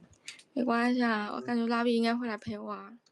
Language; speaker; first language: Chinese; native; Chinese